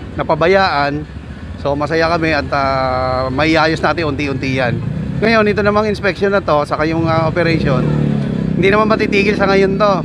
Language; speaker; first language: Filipino; native; Filipino